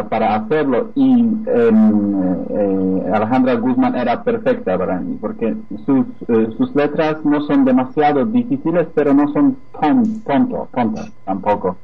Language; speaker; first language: Spanish; non-native, fluent; Polish